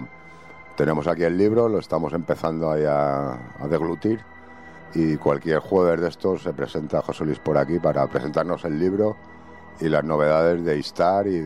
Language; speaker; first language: Spanish; native; Spanish